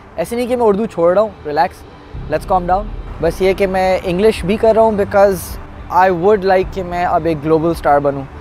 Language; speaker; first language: Urdu; native; Urdu